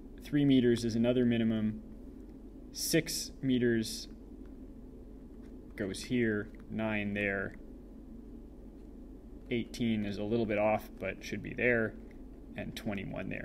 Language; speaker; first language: English; native; English